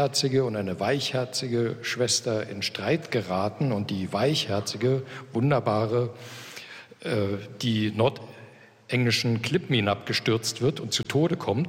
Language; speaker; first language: German; native; German